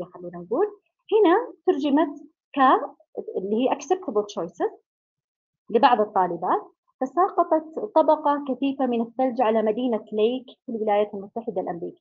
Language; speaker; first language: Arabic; native; Arabic